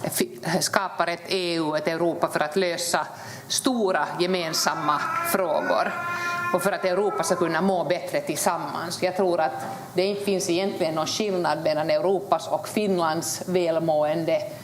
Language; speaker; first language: Swedish; native; Swedish